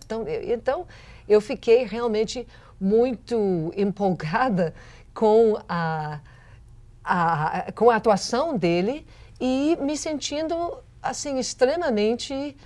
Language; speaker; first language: Portuguese; non-native, fluent; English